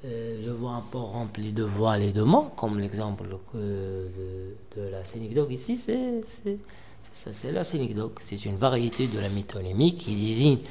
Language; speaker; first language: French; non-native, local second language; Arabic